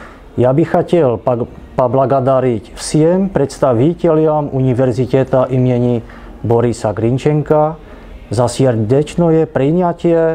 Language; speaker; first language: Russian; non-native, learner; Czech